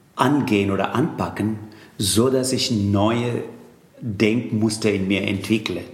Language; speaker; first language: German; non-native, fluent; Tamil